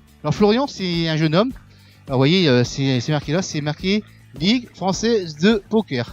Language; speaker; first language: French; native; French